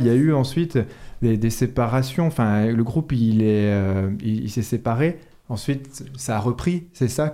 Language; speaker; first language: French; native; French